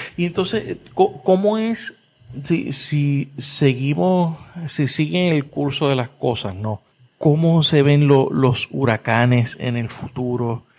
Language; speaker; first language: Spanish; native; Spanish